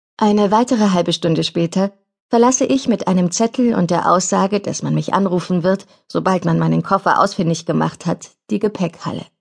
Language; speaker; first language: German; native; German